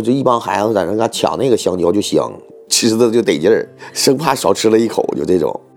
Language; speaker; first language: Chinese; native; Chinese